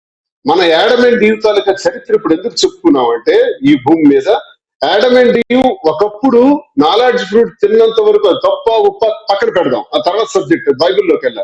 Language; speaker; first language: Telugu; native; Telugu